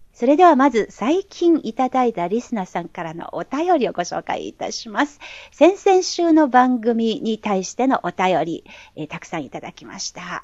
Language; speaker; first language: Japanese; non-native, fluent; Chinese